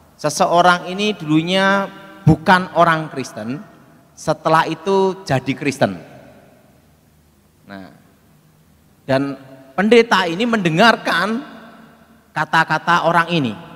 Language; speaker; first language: Indonesian; native; Indonesian